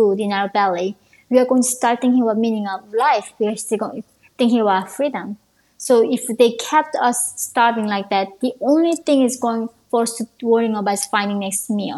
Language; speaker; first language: English; non-native, fluent; Korean